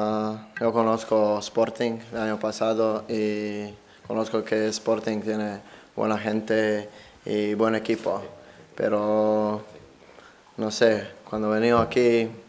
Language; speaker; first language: Spanish; non-native, learner; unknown